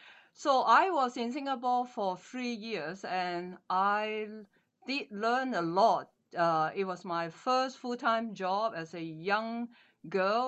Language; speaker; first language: English; non-native, local second language; Cantonese